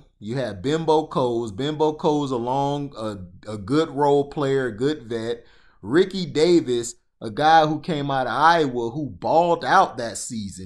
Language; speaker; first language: English; native; English